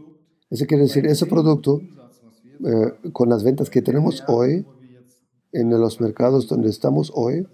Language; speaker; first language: Spanish; non-native, fluent; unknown